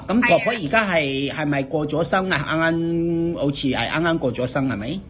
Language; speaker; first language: Cantonese; native; Cantonese